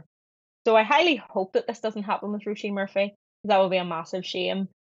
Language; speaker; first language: English; native; English